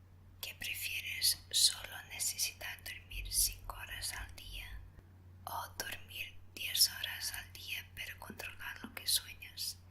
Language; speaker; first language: Spanish; non-native, fluent; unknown